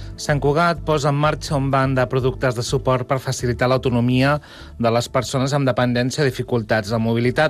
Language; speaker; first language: Catalan; native; Catalan